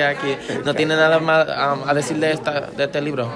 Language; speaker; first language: Spanish; early bilingual, heritage; Spanish